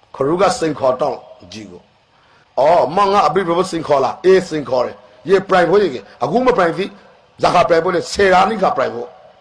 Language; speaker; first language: Burmese; native; Burmese